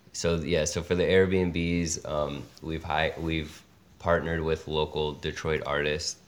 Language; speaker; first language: English; native; English